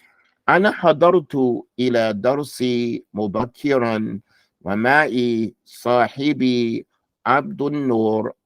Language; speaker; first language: Arabic; non-native, fluent; English